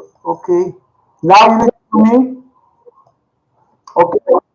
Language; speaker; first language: English; non-native, learner; Spanish